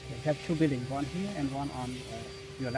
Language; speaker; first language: English; non-native, local second language; Khmer